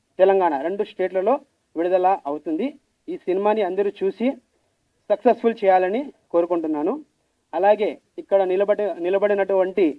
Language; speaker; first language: Telugu; non-native, local second language; Lambadi